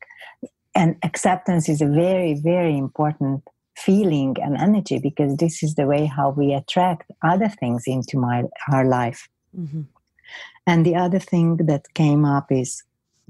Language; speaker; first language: English; non-native, fluent; Hungarian